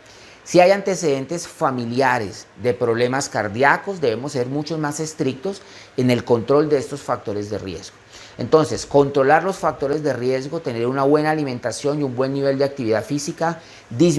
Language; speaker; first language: Spanish; native; Spanish